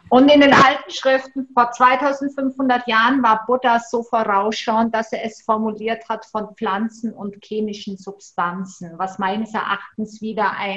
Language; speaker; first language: German; native; German